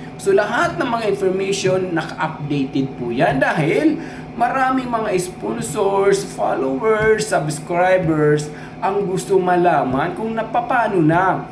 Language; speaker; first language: Filipino; non-native, local second language; Cebuano